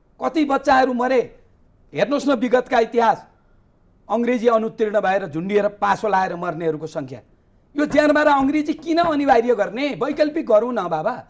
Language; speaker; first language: Nepali; native; Nepali